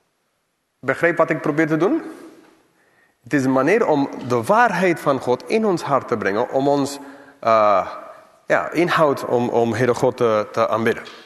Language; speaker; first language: Dutch; non-native, fluent; English